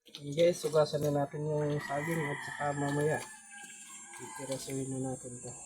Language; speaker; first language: Filipino; non-native, local second language; Bikol